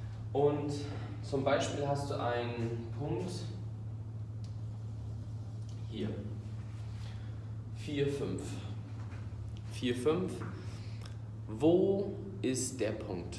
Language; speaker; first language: German; non-native, fluent; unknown